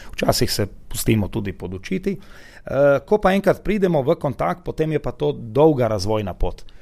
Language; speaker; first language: Slovenian; native; Slovenian